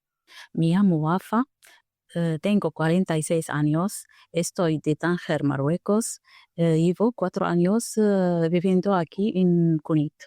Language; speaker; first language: Spanish; non-native, learner; Arabic